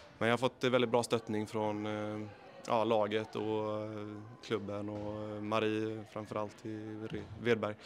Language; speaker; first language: Swedish; native; Swedish